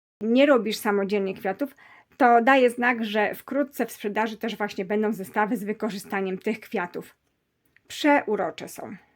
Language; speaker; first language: Polish; native; Polish